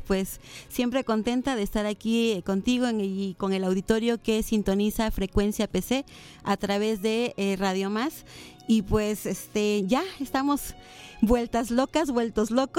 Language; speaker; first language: Spanish; native; Spanish